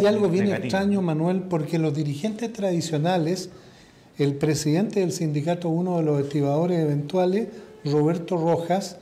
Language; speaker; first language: Spanish; native; Spanish